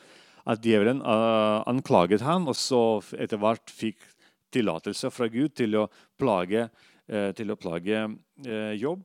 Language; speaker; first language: Norwegian; non-native, fluent; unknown